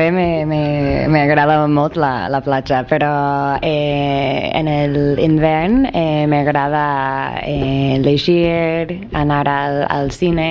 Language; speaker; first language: Catalan; non-native, learner; English